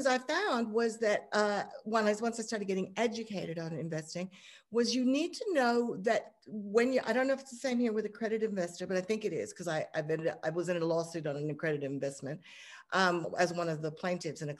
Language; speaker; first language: English; native; English